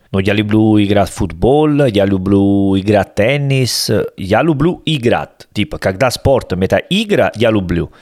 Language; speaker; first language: Russian; non-native, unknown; Italian